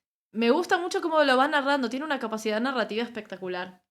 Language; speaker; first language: Spanish; native; Spanish